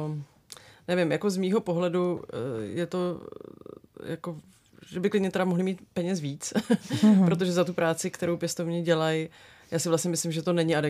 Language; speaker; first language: Czech; native; Czech